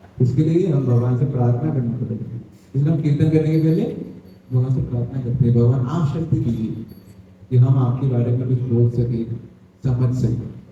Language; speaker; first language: Hindi; non-native, local second language; Odia